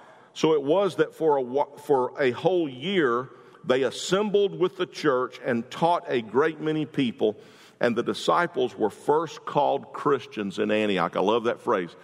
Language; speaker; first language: English; native; English